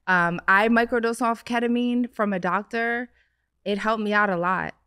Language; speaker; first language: English; native; English